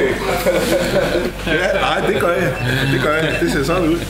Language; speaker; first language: Danish; native; Danish